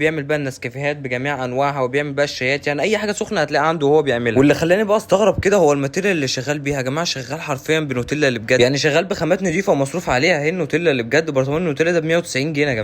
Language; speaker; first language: Arabic; native; Arabic